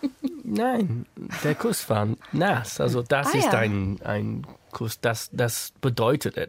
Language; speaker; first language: German; non-native, learner; English